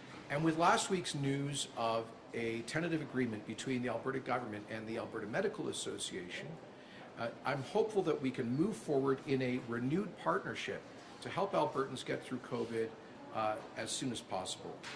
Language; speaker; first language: English; native; English